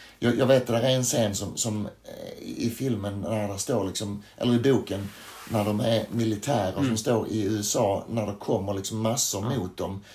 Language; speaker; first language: Swedish; native; Swedish